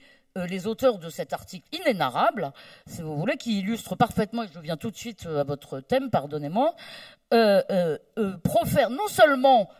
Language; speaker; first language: French; native; French